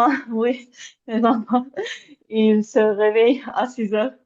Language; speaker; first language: French; non-native, learner; Azerbaijani